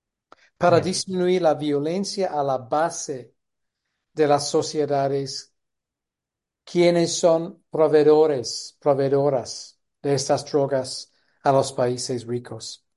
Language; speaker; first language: Spanish; non-native, fluent; English